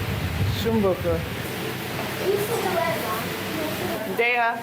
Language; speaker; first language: Albanian; non-native, learner; English